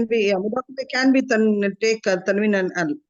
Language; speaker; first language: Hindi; native; Hindi